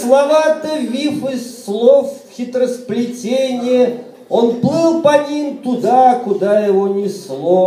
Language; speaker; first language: Russian; native; Russian